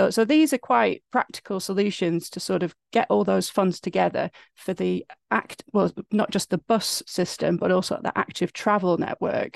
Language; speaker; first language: English; native; English